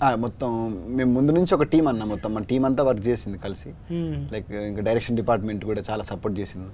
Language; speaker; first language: Telugu; native; Telugu